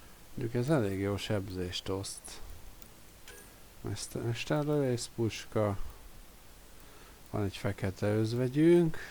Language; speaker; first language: Hungarian; native; Hungarian